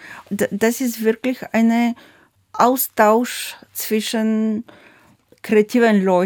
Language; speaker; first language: German; non-native, fluent; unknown